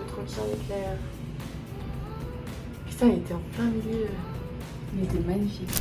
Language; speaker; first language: French; native; French